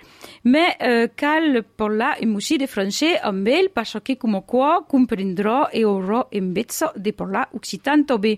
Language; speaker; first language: French; native; French